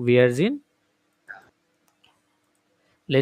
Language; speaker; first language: German; non-native, fluent; Bangla